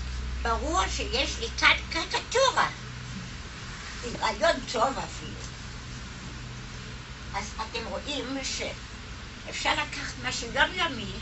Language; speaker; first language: Hebrew; non-native, fluent; German